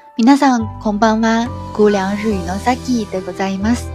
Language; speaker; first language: Japanese; non-native, fluent; Chinese